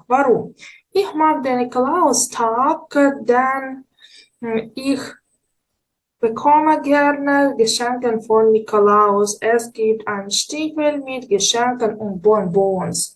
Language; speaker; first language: German; non-native, fluent; Ukrainian